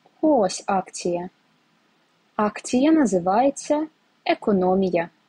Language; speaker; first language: Ukrainian; native; Ukrainian